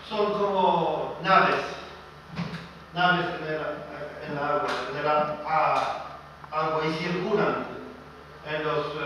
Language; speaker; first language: Spanish; non-native, fluent; French